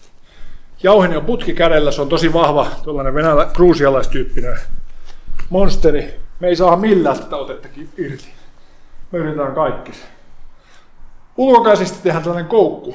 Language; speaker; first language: Finnish; native; Finnish